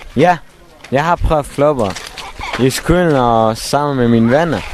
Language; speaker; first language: Danish; non-native, learner; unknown